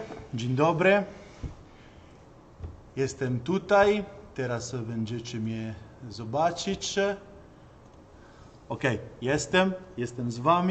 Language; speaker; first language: Polish; non-native, learner; Italian